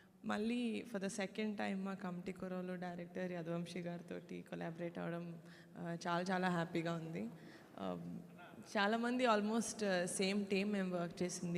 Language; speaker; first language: Telugu; native; Telugu